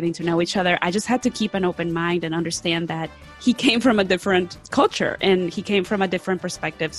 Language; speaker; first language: English; early bilingual, other home language; Spanish